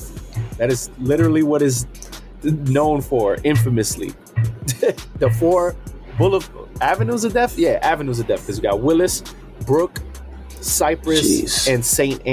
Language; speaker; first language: English; early bilingual, other home language; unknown